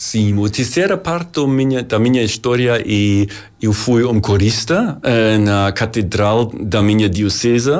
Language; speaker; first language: Portuguese; non-native, learner; German